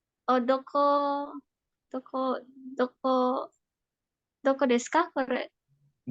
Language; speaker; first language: Japanese; non-native, learner; Indonesian